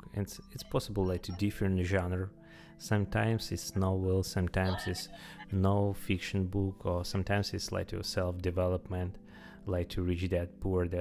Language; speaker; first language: English; non-native, learner; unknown